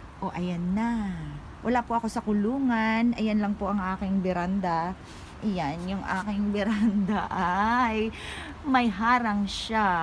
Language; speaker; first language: Filipino; non-native, local second language; Cebuano